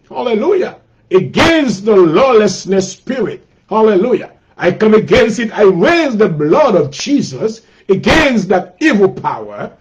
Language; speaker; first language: English; non-native, fluent; Haitian Creole